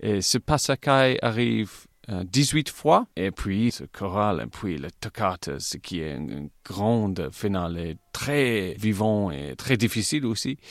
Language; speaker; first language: French; non-native, fluent; English